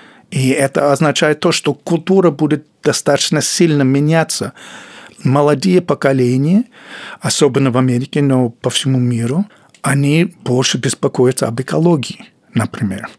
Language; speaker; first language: Russian; non-native, fluent; English